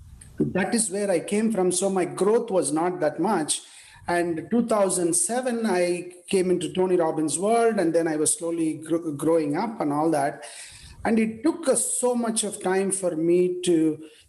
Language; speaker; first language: English; non-native, local second language; Tamil